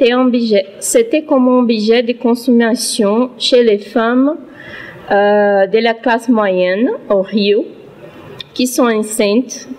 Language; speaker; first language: French; non-native, learner; Portuguese